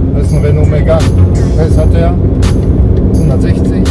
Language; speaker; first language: German; native; German